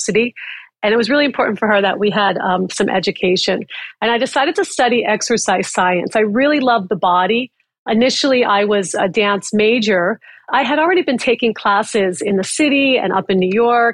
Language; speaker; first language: English; native; English